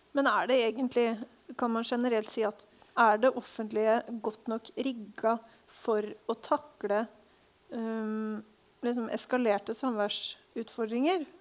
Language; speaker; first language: Norwegian; native; Norwegian